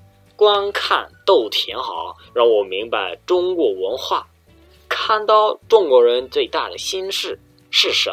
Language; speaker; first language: Chinese; non-native, learner; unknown